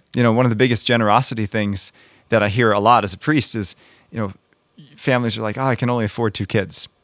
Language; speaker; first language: English; native; English